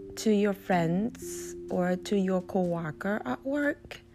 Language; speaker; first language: English; non-native, fluent; Japanese